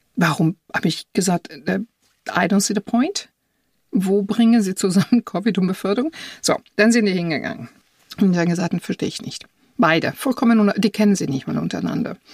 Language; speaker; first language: German; non-native, fluent; Italian